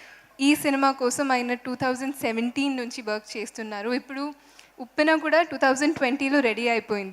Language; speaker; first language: Telugu; non-native, local second language; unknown